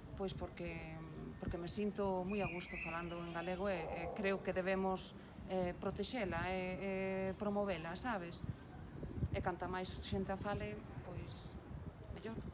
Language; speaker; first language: Galician; native; Galician